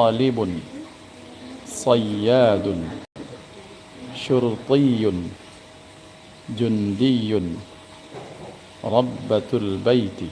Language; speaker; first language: Arabic; non-native, fluent; Indonesian